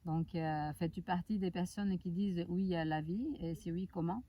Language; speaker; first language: French; native; French